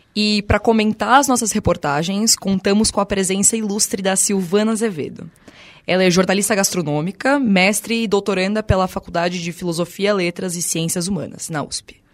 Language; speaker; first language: Portuguese; native; Portuguese